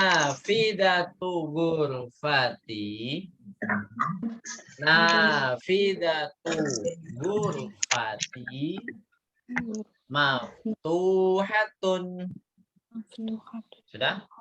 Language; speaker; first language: Arabic; non-native, fluent; Indonesian